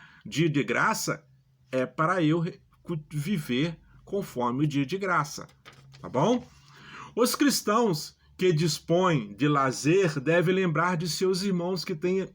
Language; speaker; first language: Portuguese; native; Portuguese